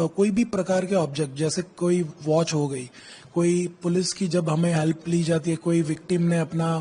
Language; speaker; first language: Hindi; non-native, local second language; Gujarati